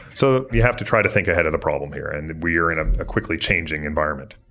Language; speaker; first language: English; native; English